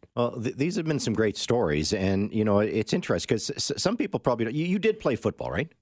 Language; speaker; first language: English; native; English